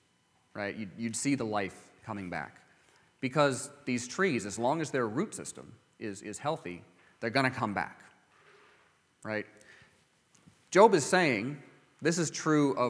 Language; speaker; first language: English; native; English